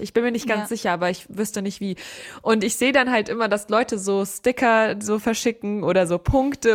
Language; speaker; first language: German; native; German